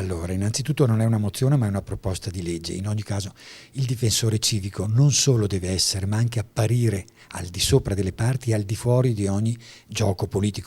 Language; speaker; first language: Italian; native; Italian